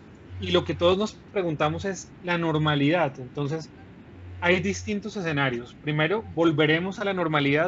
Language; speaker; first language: Spanish; native; Spanish